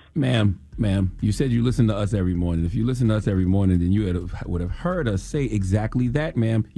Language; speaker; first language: English; native; English